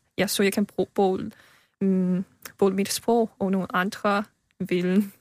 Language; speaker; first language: Danish; non-native, learner; Chinese